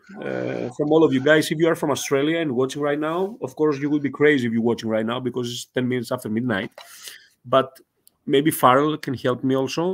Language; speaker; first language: English; non-native, fluent; Greek